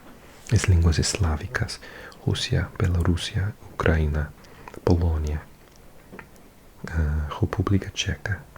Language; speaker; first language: Portuguese; non-native, learner; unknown